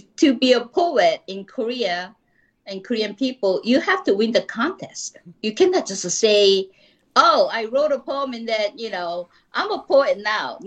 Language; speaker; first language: English; non-native, fluent; Korean